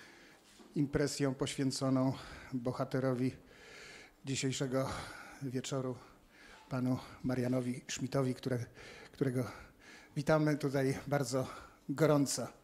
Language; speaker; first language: Polish; native; Polish